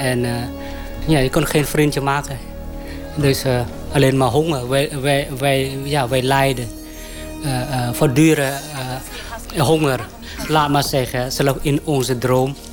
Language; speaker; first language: Dutch; non-native, fluent; Khmer